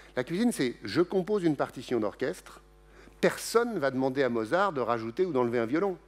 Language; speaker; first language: French; native; French